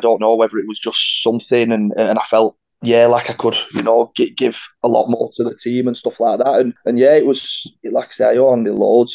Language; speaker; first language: English; native; English